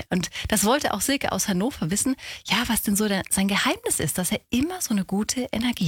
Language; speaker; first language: German; native; German